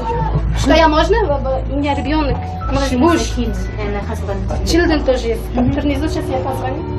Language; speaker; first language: Russian; non-native, learner; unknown